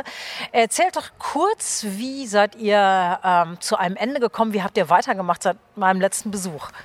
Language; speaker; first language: German; native; German